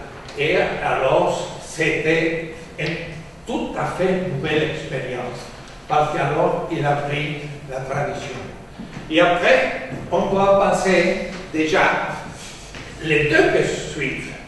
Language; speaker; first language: French; non-native, fluent; Spanish